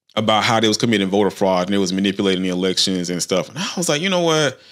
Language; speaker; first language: English; native; English